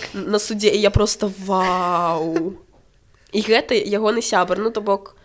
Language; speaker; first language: Belarusian; non-native, local second language; Russian